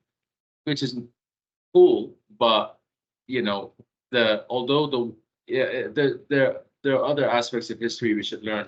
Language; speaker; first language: English; non-native, fluent; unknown